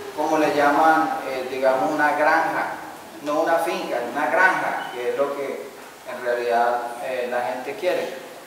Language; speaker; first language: Spanish; native; Spanish